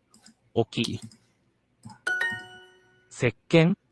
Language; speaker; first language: Japanese; non-native, learner; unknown